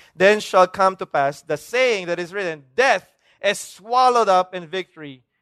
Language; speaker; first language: English; non-native, local second language; Hiligaynon